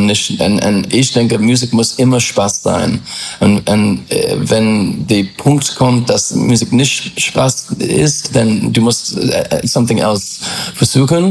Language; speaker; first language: German; non-native, learner; English